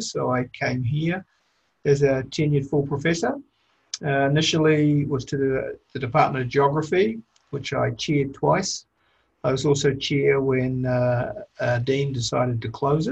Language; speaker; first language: English; native; English